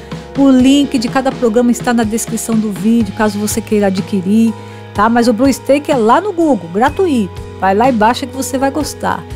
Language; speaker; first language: Portuguese; native; Portuguese